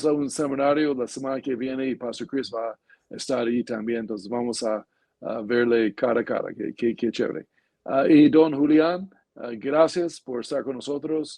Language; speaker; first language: Spanish; non-native, fluent; English